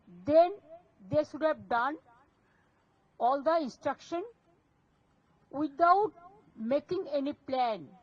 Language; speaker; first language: English; non-native, local second language; Bangla